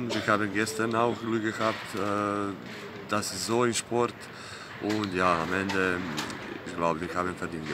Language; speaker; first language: German; non-native, fluent; Croatian